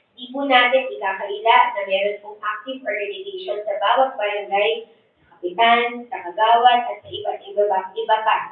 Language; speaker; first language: Filipino; native; Filipino